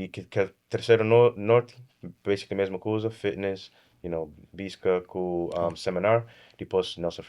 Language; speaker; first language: Portuguese; early bilingual, heritage; Kabuverdianu